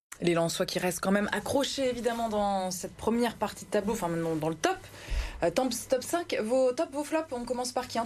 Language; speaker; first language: French; native; French